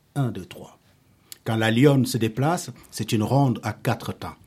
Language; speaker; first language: French; non-native, local second language; Wolof